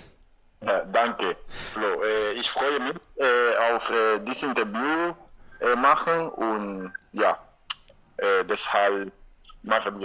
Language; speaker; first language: German; non-native, learner; Spanish